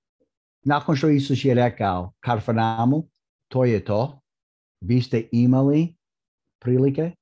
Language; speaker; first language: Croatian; early bilingual, heritage; English